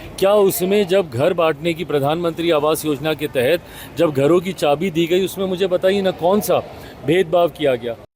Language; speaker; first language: Hindi; native; Hindi